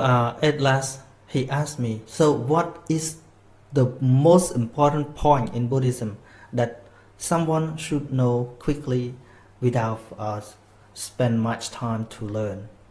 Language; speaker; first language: English; non-native, fluent; Khmer